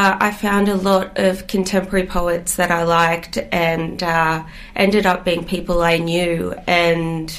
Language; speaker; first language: English; native; English